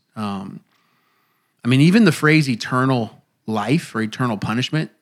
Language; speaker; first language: English; native; English